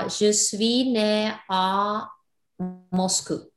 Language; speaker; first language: French; non-native, learner; Russian